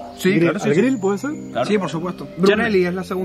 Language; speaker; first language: Spanish; native; Spanish